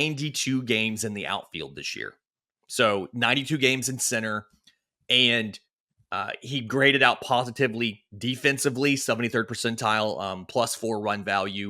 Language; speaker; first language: English; native; English